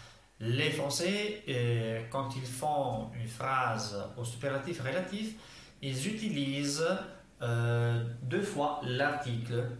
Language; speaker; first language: French; non-native, fluent; Italian